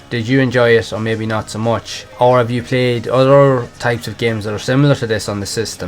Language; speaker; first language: English; native; English